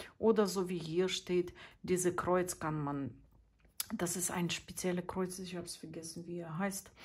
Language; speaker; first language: German; non-native, fluent; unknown